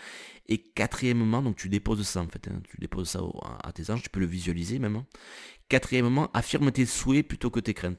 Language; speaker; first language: French; native; French